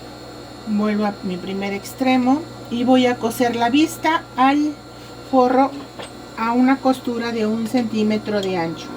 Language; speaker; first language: Spanish; native; Spanish